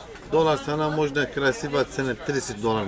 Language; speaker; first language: Russian; non-native, learner; Turkish